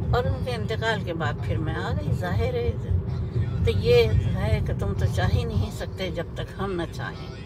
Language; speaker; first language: Urdu; native; Urdu